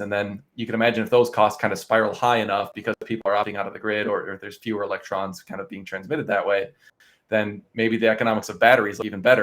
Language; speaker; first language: English; native; English